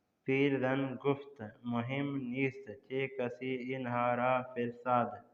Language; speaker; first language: Persian; non-native, fluent; Urdu